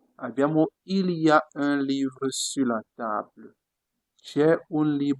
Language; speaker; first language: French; non-native, fluent; Italian